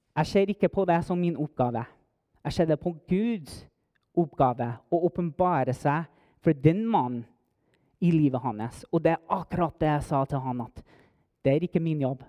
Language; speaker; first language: Norwegian; non-native, fluent; English